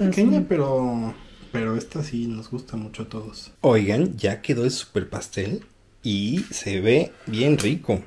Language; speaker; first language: Spanish; native; Spanish